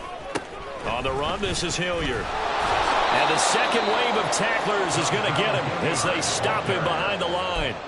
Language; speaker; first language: English; native; English